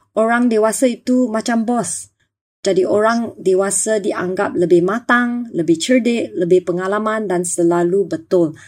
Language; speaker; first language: Malay; non-native, local second language; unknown